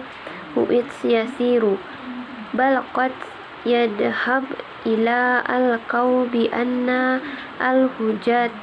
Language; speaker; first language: Arabic; non-native, learner; Indonesian